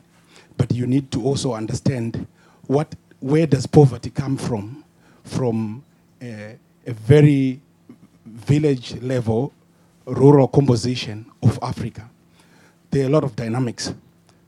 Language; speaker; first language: English; non-native, local second language; Shona